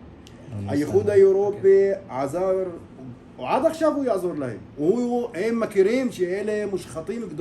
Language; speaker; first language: Hebrew; non-native, local second language; Arabic